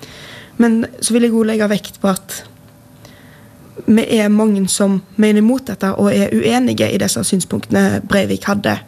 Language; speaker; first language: Norwegian; native; Norwegian